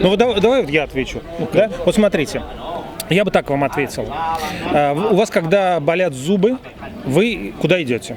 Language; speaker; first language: Russian; native; Russian